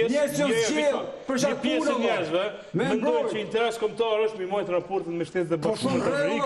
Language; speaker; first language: Albanian; native; Albanian